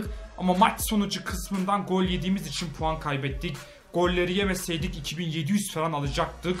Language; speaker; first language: Turkish; native; Turkish